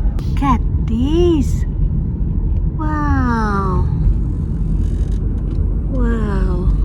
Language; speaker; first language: English; non-native, fluent; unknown